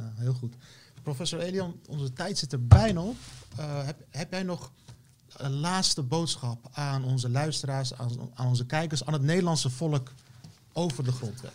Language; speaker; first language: Dutch; early bilingual, other home language; Turkish